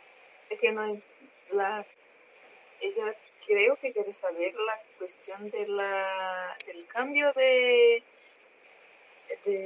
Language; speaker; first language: Spanish; non-native, learner; Portuguese